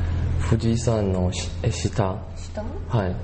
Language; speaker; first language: Japanese; non-native, learner; Chinese